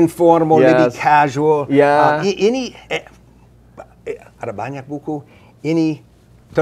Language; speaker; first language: Indonesian; non-native, learner; English